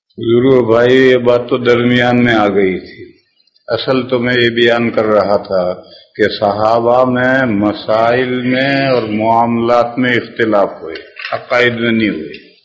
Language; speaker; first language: Urdu; native; Urdu